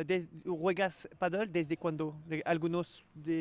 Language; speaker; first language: Spanish; non-native, learner; French